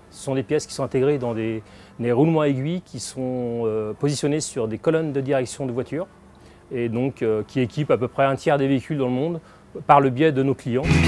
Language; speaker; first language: French; native; French